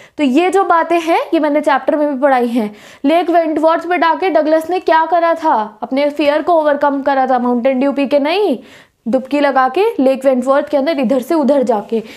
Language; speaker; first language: Hindi; native; Hindi